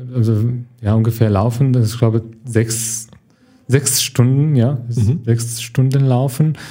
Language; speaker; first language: German; non-native, fluent; Arabic